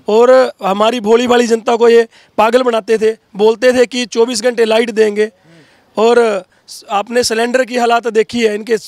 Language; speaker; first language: Hindi; native; Hindi